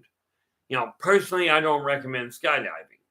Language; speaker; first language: English; native; English